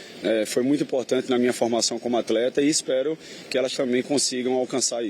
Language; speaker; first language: Portuguese; native; Portuguese